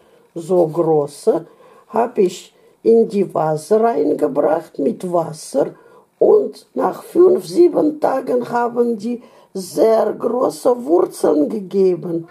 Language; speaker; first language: German; non-native, fluent; Russian